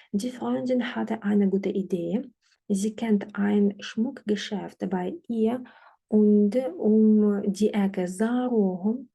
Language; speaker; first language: German; non-native, fluent; Ukrainian